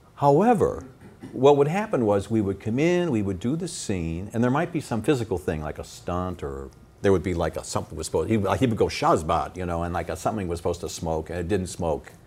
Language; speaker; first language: English; native; English